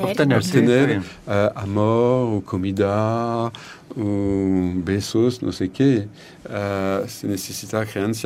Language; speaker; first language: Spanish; non-native, learner; French